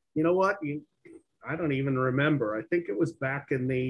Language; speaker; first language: English; native; English